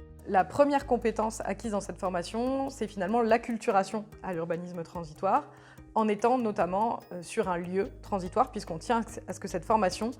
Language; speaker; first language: French; native; French